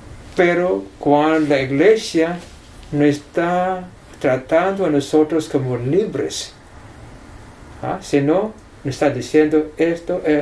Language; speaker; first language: Spanish; non-native, fluent; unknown